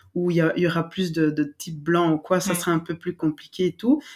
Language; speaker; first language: French; non-native, local second language; Lingala